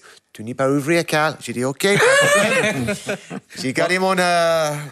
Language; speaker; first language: French; non-native, learner; English